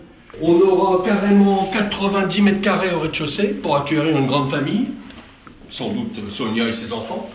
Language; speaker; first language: French; native; French